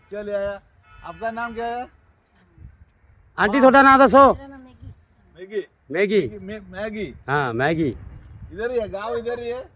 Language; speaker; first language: Hindi; non-native, local second language; Malayalam